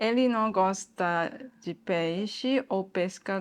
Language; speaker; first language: Portuguese; non-native, learner; Japanese